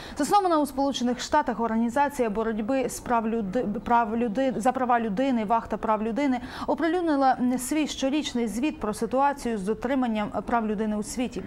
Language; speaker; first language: Ukrainian; native; Ukrainian